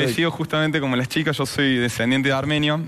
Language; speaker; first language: Spanish; native; Spanish